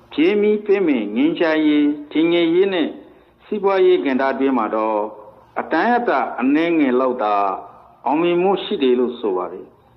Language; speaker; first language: Burmese; non-native, local second language; Rohingya